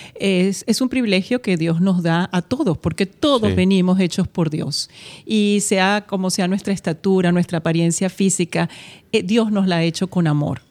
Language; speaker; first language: Spanish; native; Spanish